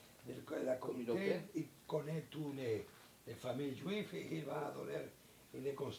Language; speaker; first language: French; non-native, learner; Spanish